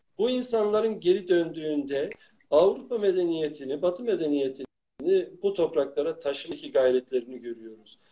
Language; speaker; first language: Turkish; native; Turkish